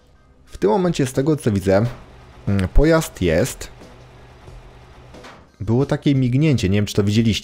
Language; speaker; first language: Polish; native; Polish